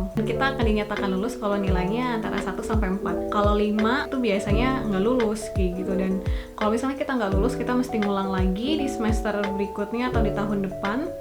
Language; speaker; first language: Indonesian; native; Indonesian